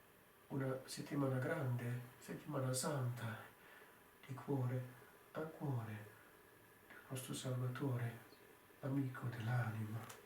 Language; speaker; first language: Italian; non-native, fluent; English